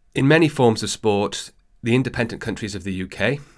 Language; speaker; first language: English; native; English